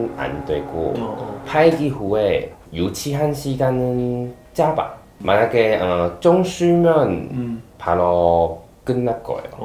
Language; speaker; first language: Korean; non-native, learner; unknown